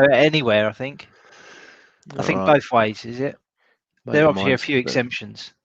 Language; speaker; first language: English; native; English